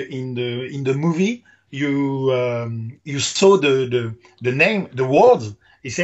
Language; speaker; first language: English; non-native, learner; French